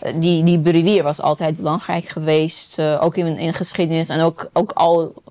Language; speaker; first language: Dutch; non-native, fluent; Persian